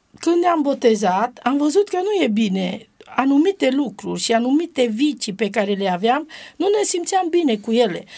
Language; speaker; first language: Romanian; non-native, local second language; Romany